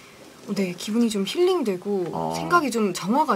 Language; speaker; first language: Korean; native; Korean